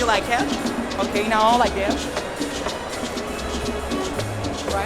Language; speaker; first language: English; non-native, learner; Spanish